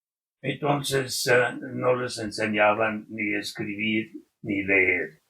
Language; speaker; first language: Spanish; non-native, fluent; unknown